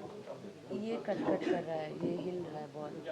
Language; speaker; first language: Hindi; native; Hindi